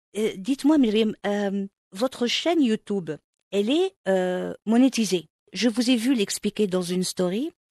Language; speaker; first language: French; non-native, local second language; Arabic